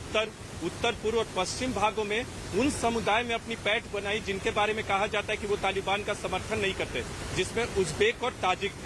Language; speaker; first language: Hindi; native; Hindi